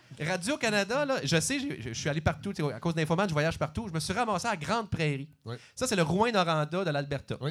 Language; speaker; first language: French; native; French